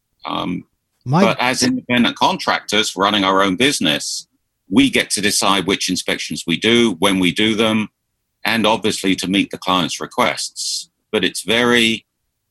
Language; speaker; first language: English; native; English